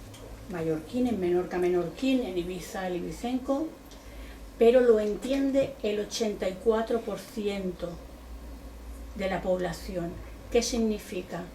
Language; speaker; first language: Spanish; non-native, local second language; Catalan